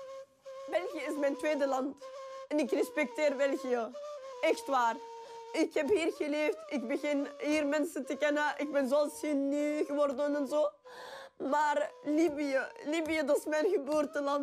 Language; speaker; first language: Dutch; non-native, learner; Arabic